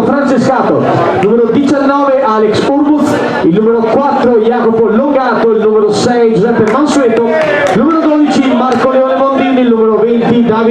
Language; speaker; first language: Italian; native; Italian